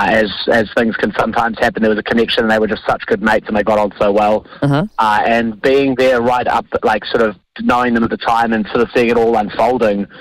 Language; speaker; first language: English; native; English